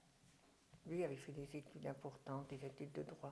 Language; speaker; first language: French; early bilingual, other home language; German